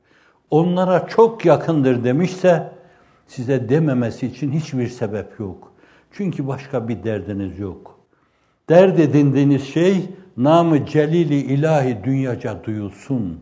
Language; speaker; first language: Turkish; native; Turkish